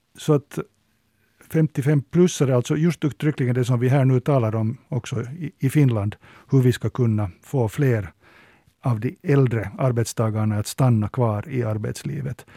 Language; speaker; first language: Swedish; native; Swedish